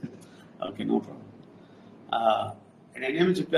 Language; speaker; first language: Telugu; non-native, learner; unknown